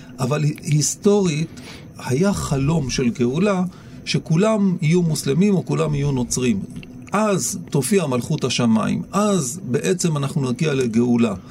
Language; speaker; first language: Hebrew; native; Hebrew